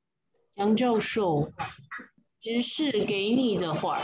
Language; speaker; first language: Chinese; non-native, learner; English